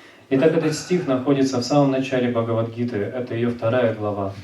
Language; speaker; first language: Russian; native; Russian